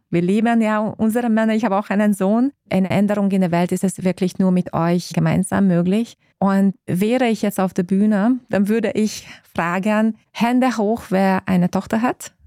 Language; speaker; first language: German; non-native, fluent; Hungarian